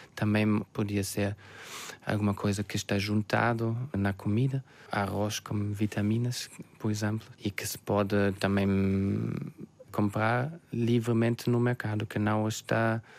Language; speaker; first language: Portuguese; non-native, fluent; German